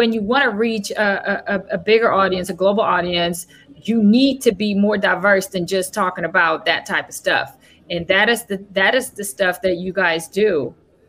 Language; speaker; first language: English; non-native, fluent; Dutch